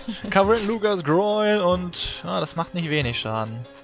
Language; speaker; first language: German; native; German